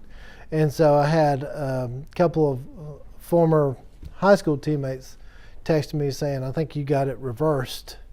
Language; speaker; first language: English; native; English